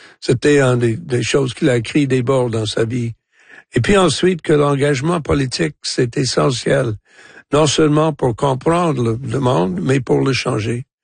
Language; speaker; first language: French; non-native, local second language; English